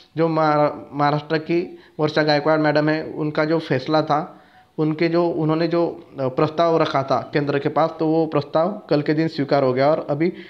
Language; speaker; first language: Hindi; non-native, local second language; Marathi